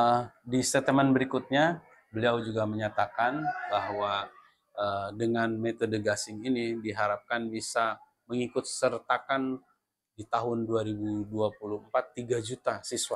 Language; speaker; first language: Indonesian; native; Indonesian